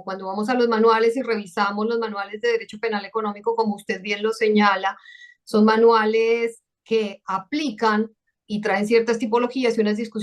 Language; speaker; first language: Spanish; native; Spanish